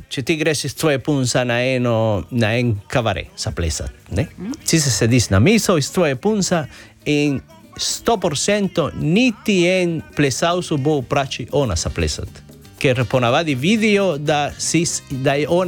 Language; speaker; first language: Slovenian; non-native, learner; Spanish